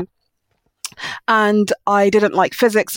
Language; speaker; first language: English; native; English